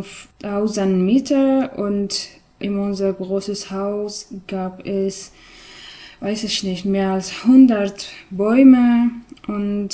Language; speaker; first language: German; non-native, learner; Persian